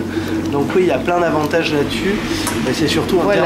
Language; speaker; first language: French; native; French